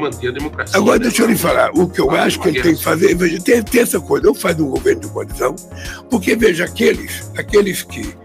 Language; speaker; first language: Portuguese; native; Portuguese